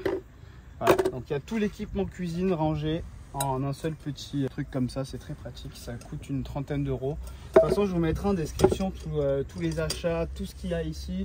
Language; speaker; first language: French; native; French